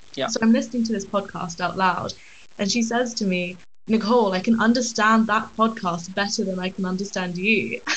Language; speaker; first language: English; native; English